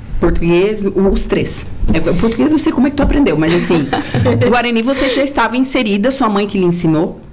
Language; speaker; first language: Portuguese; native; Portuguese